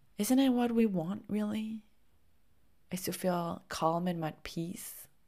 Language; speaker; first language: English; non-native, fluent; French